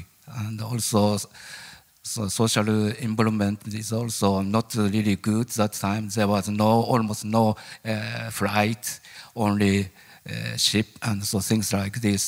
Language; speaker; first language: English; non-native, learner; Japanese